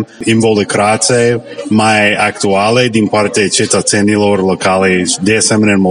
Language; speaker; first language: Romanian; non-native, learner; English